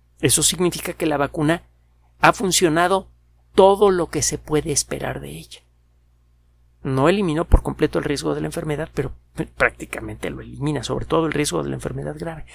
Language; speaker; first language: Spanish; native; Spanish